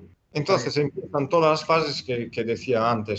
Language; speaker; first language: Spanish; non-native, fluent; Italian